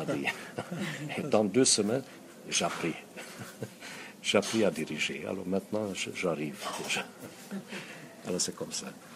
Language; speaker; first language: French; non-native, fluent; Hungarian